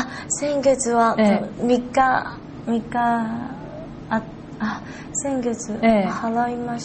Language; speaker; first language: Japanese; non-native, learner; Chinese